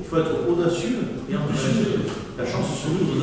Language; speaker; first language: French; native; French